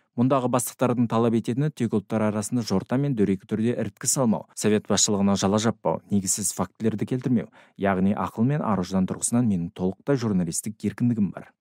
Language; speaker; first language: Kazakh; native; Kazakh